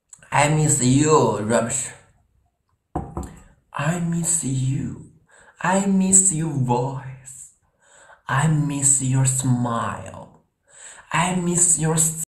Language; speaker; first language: English; non-native, learner; Chinese